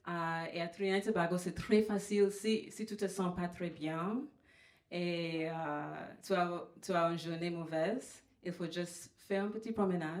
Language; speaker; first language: French; non-native, fluent; English